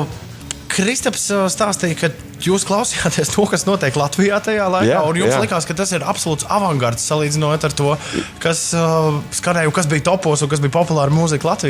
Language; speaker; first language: Latvian; native; Latvian